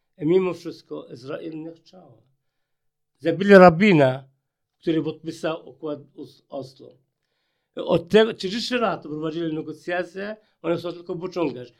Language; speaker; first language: Polish; non-native, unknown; Arabic